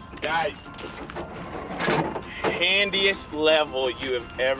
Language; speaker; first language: English; native; English